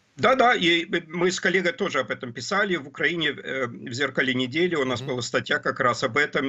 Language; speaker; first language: Russian; non-native, fluent; German